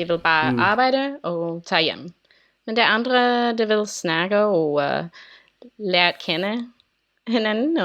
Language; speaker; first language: Danish; non-native, learner; English